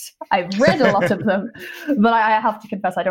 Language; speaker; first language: English; non-native, local second language; Cantonese